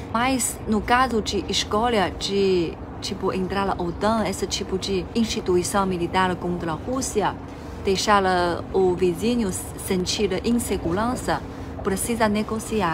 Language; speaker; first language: Portuguese; non-native, fluent; Chinese